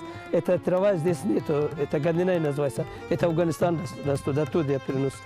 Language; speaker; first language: Russian; non-native, learner; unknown